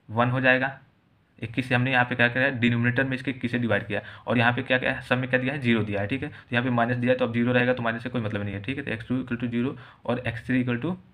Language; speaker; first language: Hindi; native; Hindi